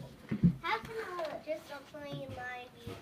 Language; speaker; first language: English; native; English